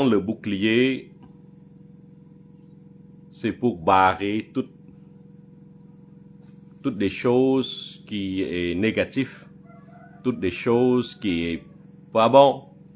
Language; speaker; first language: French; non-native, fluent; Khmer